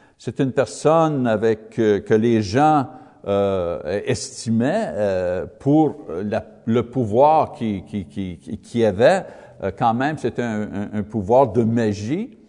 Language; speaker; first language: French; non-native, learner; English